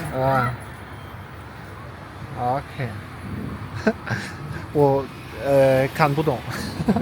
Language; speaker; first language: Chinese; non-native, learner; Polish